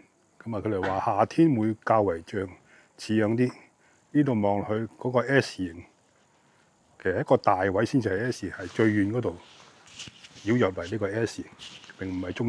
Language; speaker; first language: Cantonese; native; Cantonese